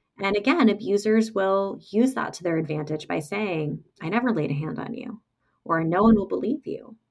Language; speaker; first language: English; native; English